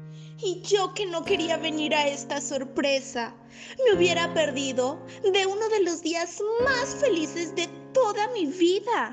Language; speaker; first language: Spanish; native; Spanish